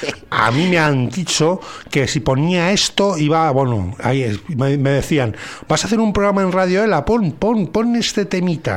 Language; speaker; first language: Spanish; native; Spanish